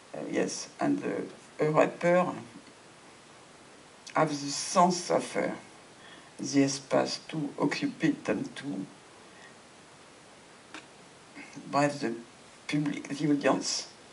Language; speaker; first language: English; non-native, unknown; French